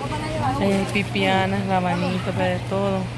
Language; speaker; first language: Spanish; native; Spanish